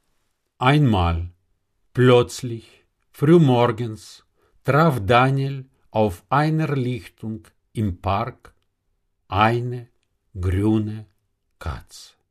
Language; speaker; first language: German; non-native, fluent; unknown